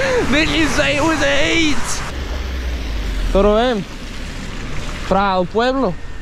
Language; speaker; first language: English; native; English